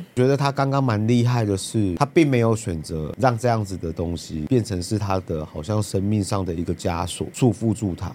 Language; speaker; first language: Chinese; native; Chinese